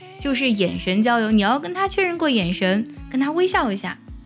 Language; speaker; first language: Chinese; native; Chinese